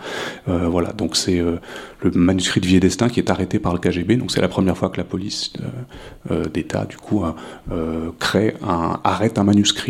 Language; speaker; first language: French; native; French